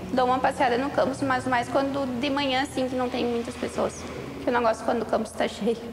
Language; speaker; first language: Portuguese; native; Portuguese